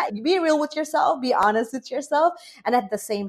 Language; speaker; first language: English; non-native, local second language; Bangla